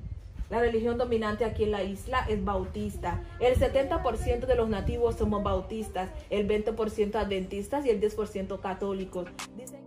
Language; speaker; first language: Spanish; non-native, local second language; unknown